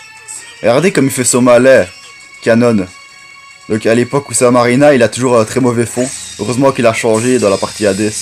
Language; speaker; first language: French; native; French